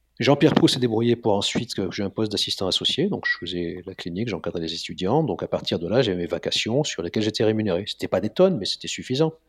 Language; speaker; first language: French; non-native, local second language; Arabic